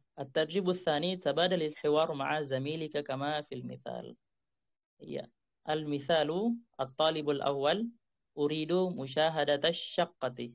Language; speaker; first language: Arabic; non-native, fluent; Indonesian